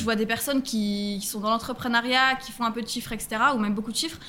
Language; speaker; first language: French; native; French